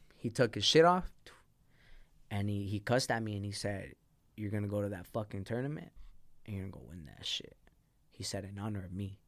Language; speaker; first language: English; early bilingual, other home language; Spanish